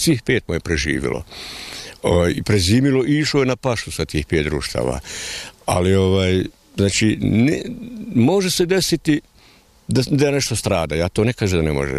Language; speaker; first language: Serbian; native; Serbian